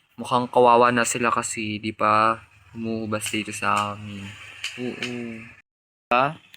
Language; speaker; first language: Filipino; non-native, local second language; Cebuano